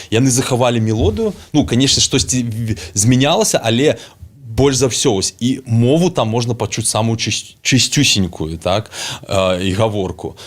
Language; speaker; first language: Belarusian; native; Belarusian